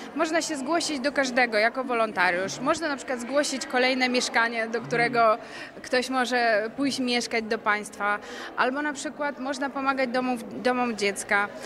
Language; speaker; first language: Polish; non-native, fluent; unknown